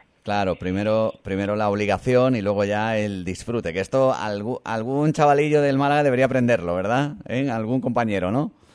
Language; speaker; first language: Spanish; native; Spanish